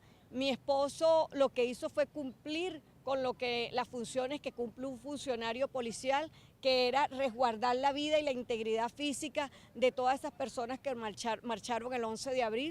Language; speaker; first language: Spanish; native; Spanish